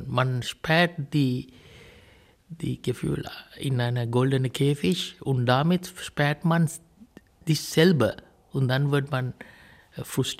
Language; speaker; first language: German; non-native, fluent; Sinhala